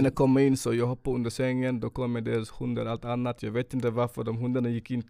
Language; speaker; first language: Swedish; non-native, fluent; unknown